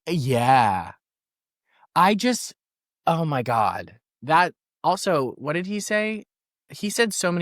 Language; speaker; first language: English; native; English